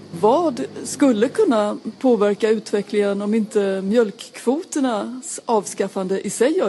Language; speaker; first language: Swedish; native; Swedish